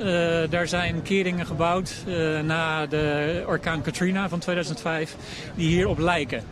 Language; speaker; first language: Dutch; native; Dutch